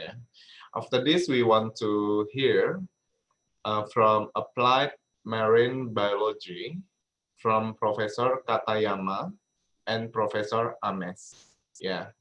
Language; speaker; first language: English; non-native, learner; Indonesian